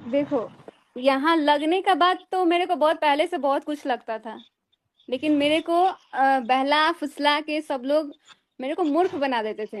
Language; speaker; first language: Hindi; native; Hindi